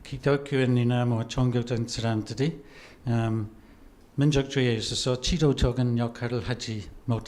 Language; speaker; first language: Korean; non-native, fluent; English